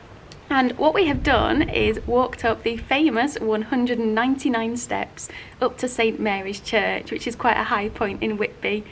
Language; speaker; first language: English; native; English